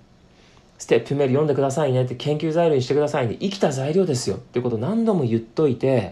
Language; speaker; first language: Japanese; native; Japanese